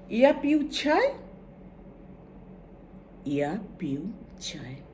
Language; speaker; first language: Russian; non-native, fluent; Bangla